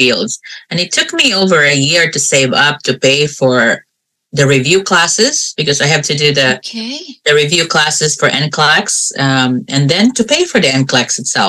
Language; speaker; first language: English; non-native, local second language; Cebuano